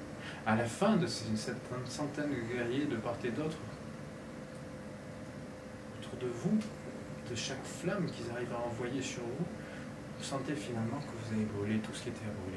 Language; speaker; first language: French; native; French